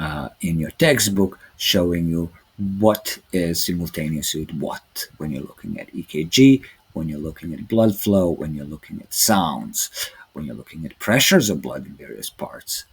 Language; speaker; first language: English; non-native, fluent; Serbian